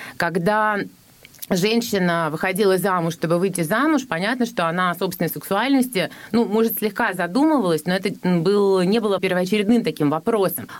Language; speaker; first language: Russian; native; Russian